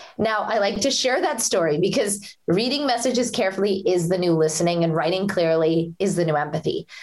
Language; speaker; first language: English; early bilingual, other home language; Hindi